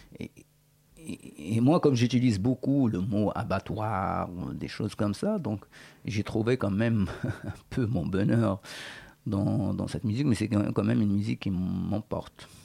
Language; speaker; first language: French; non-native, local second language; Berber languages